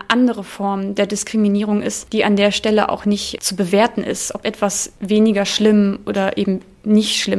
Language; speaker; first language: German; native; German